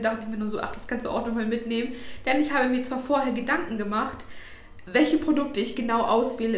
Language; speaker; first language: German; native; German